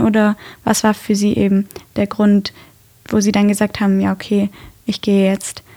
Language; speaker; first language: German; native; German